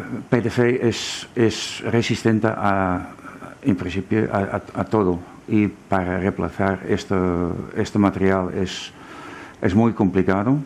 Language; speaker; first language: Spanish; non-native, fluent; German